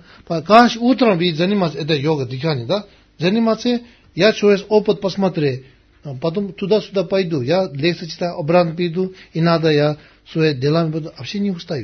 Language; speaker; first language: Russian; non-native, learner; Tibetan